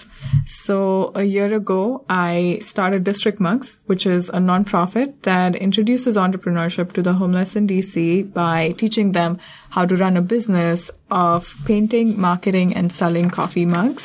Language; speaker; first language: English; non-native, local second language; Hindi